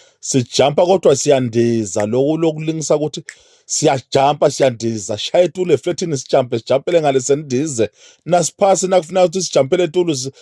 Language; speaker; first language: Zulu; non-native, local second language; Swati